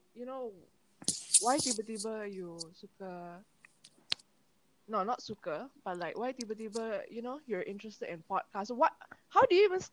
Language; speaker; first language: English; non-native, local second language; Malay